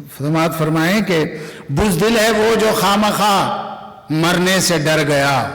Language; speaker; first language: Urdu; native; Urdu